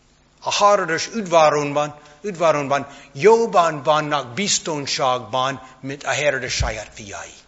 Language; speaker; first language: Hungarian; non-native, fluent; English